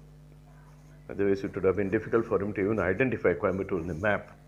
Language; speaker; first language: English; non-native, local second language; Tamil